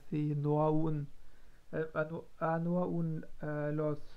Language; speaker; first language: Spanish; non-native, learner; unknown